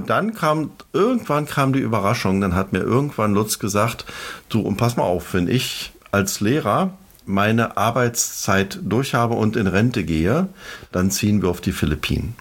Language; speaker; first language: German; native; German